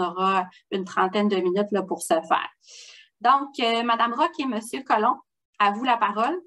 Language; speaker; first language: French; native; French